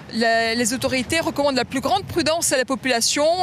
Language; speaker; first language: French; native; French